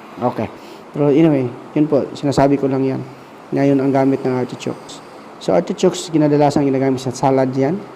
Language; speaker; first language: Filipino; non-native, local second language; Cebuano